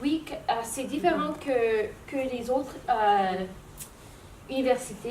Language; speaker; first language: French; non-native, learner; English